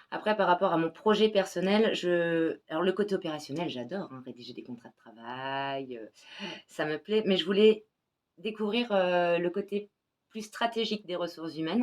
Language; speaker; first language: French; native; French